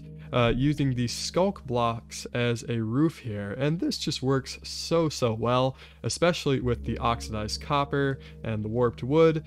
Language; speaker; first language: English; native; English